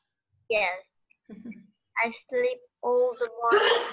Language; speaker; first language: English; non-native, learner; Vietnamese